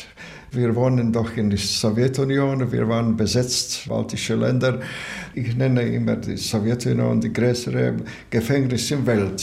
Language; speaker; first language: German; non-native, learner; Latvian